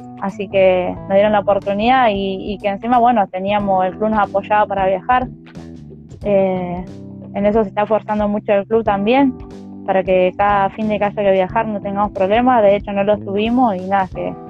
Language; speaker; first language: Spanish; native; Spanish